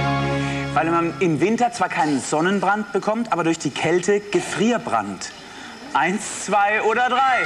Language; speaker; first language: German; native; German